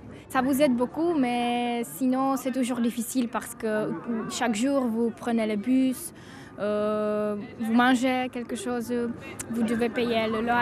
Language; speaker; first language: French; non-native, fluent; Czech